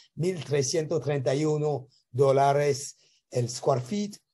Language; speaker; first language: Spanish; non-native, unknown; French